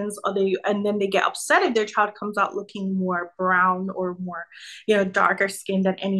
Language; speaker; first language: English; native; English